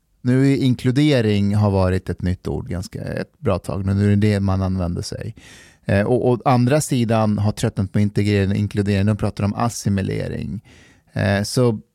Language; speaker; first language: Swedish; early bilingual, other home language; Persian